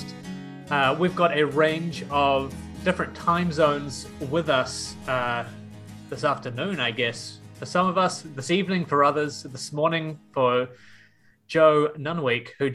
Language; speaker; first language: English; native; English